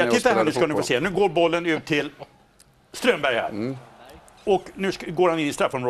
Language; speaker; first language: Swedish; native; Swedish